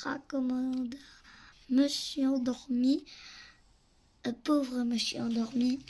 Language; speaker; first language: French; native; French